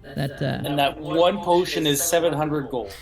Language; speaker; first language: English; native; English